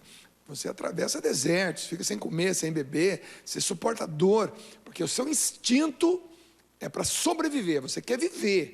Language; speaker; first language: Portuguese; native; Portuguese